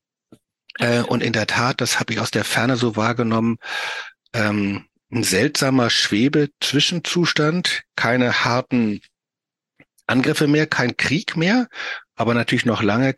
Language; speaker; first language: German; native; German